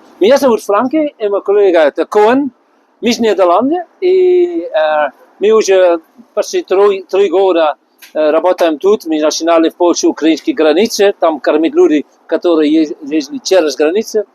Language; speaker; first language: Russian; non-native, learner; Dutch